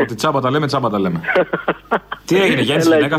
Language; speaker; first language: Greek; native; Greek